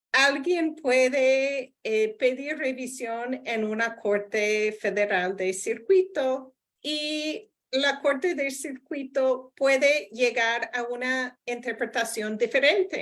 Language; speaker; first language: Spanish; non-native, fluent; English